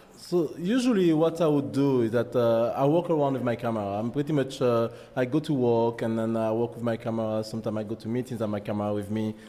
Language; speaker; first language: English; non-native, fluent; French